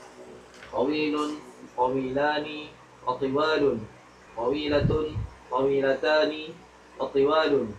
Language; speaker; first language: Arabic; non-native, learner; Malay